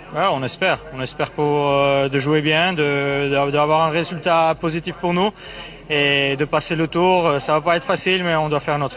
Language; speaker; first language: French; early bilingual, heritage; Armenian